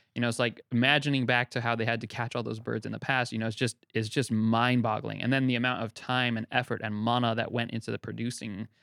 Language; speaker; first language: English; native; English